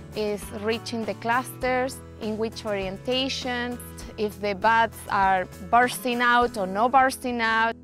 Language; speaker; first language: English; non-native, fluent; Spanish